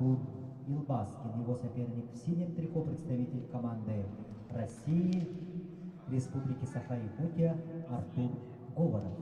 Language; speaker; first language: Russian; native; Russian